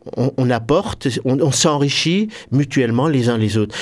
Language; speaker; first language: French; native; French